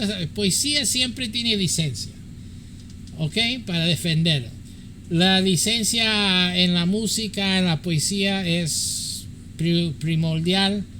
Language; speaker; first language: Spanish; early bilingual, heritage; English